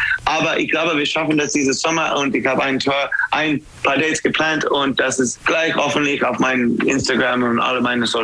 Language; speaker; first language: German; non-native, fluent; English